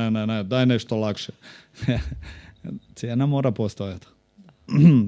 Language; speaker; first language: Croatian; native; Croatian